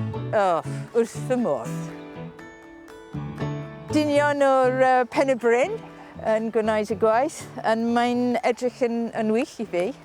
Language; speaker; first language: Welsh; non-native, learner; English